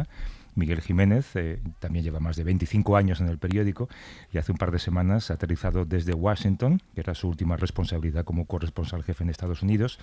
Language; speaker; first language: Spanish; native; Spanish